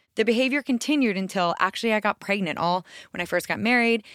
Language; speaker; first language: English; native; English